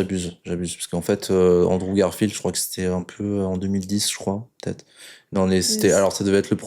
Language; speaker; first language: French; native; French